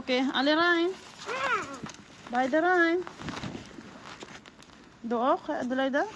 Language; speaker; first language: German; non-native, learner; Filipino